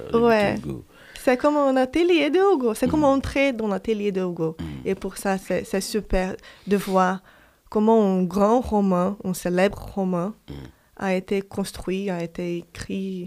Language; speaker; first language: French; non-native, fluent; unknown